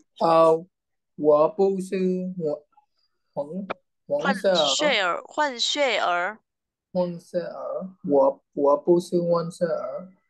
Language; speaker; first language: Chinese; non-native, learner; Vietnamese